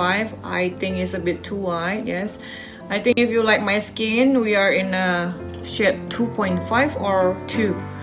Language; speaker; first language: English; non-native, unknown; Indonesian